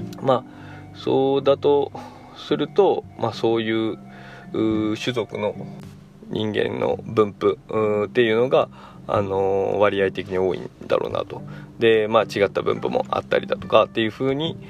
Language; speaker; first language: Japanese; native; Japanese